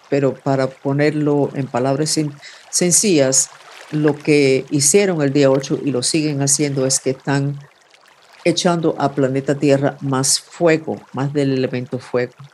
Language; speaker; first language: Spanish; non-native, fluent; English